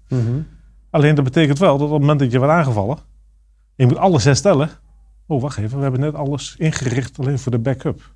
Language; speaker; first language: Dutch; native; Dutch